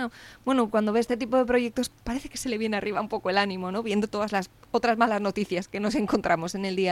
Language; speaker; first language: Spanish; native; Spanish